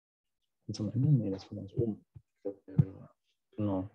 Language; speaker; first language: German; native; German